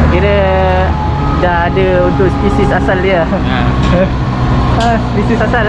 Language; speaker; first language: Malay; native; Malay